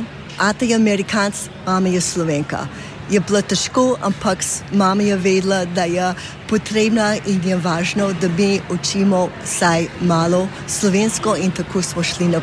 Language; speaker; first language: Slovenian; early bilingual, heritage; English